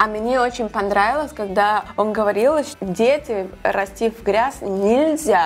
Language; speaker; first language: Russian; non-native, learner; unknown